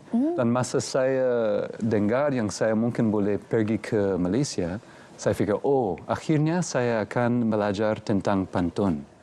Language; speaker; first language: Malay; non-native, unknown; English